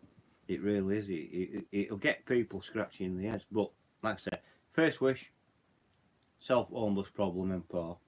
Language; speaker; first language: English; native; English